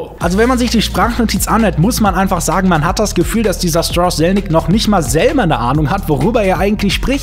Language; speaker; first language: German; native; German